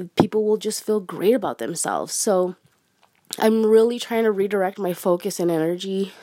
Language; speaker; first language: English; native; English